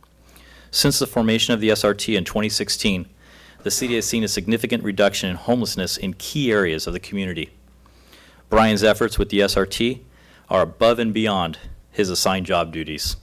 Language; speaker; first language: English; native; English